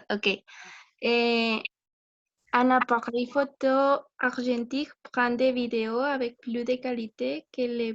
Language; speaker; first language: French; non-native, learner; Spanish